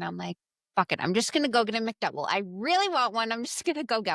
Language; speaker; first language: English; native; English